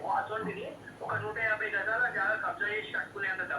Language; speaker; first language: Telugu; native; Telugu